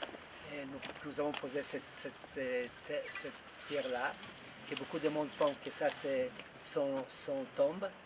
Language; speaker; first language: French; non-native, fluent; Hebrew